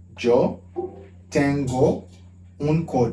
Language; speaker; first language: Spanish; non-native, fluent; Haitian Creole